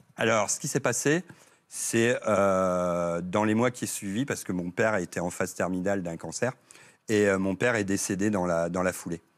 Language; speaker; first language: French; native; French